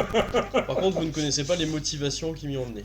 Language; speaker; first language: French; native; French